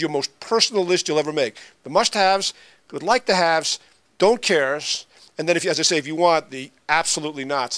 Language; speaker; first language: English; native; English